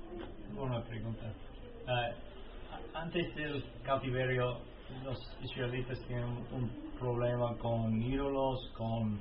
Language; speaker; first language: Spanish; non-native, learner; English